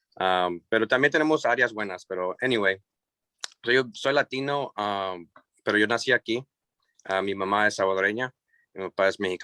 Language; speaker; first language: Spanish; early bilingual, heritage; English